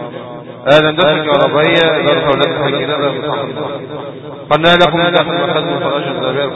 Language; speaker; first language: Arabic; native; Arabic